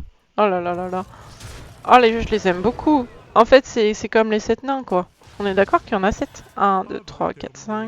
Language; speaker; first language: French; native; French